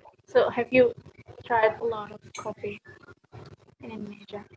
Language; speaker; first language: English; non-native, learner; Indonesian